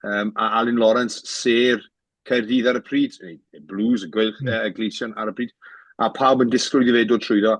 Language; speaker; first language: Welsh; native; Welsh